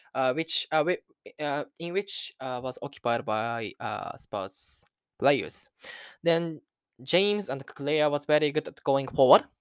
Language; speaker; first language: English; non-native, learner; Japanese